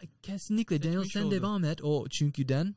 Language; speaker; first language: Turkish; non-native, fluent; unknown